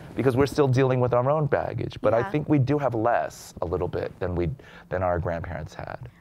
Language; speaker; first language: English; native; English